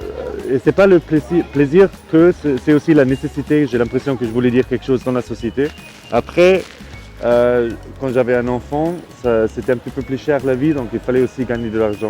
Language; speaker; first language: French; non-native, fluent; German